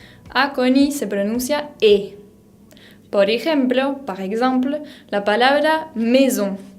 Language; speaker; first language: Spanish; non-native, fluent; French